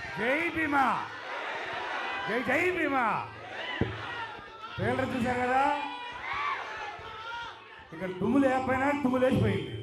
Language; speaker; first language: Telugu; native; Telugu